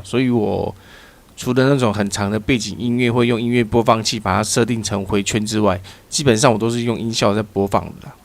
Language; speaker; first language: Chinese; native; Chinese